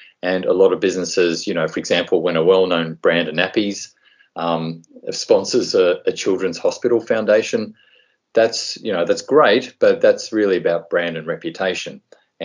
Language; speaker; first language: English; native; English